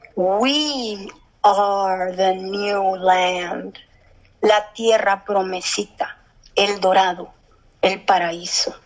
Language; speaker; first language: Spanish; early bilingual, heritage; Spanish